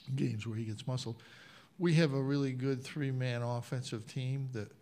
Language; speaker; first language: English; native; English